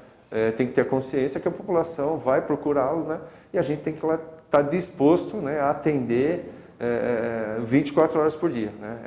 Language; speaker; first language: Portuguese; native; Portuguese